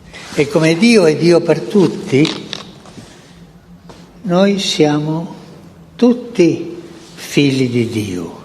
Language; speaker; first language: Italian; non-native, fluent; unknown